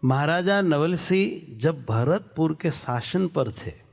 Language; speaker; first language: Hindi; non-native, local second language; Gujarati